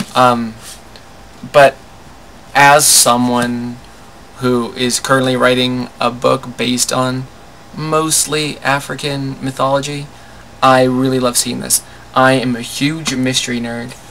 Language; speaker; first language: English; native; English